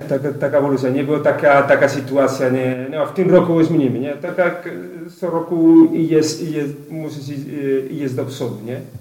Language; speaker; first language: Polish; non-native, learner; Spanish